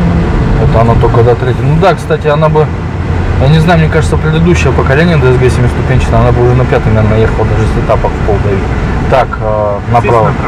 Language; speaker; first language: Russian; native; Russian